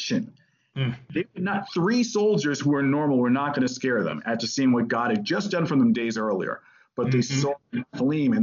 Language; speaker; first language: English; native; English